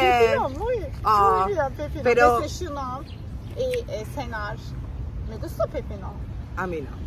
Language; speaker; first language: Spanish; non-native, learner; Turkish